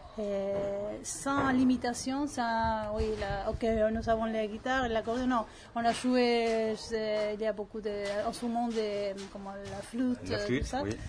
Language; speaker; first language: French; non-native, learner; Spanish